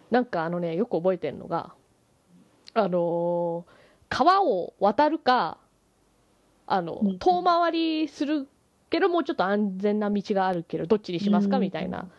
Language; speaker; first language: Japanese; native; Japanese